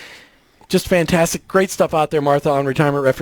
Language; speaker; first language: English; native; English